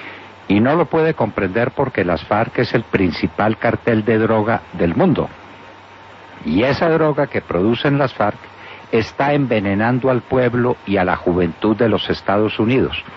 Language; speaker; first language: Spanish; native; Spanish